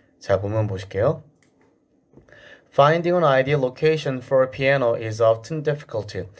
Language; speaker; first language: English; non-native, fluent; Korean